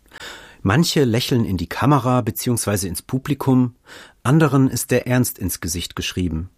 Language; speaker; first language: German; native; German